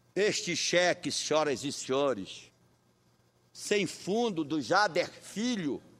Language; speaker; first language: Portuguese; native; Portuguese